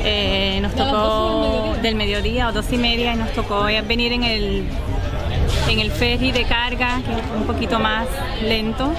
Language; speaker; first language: Spanish; native; Spanish